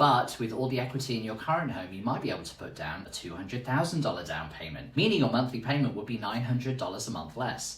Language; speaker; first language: English; native; English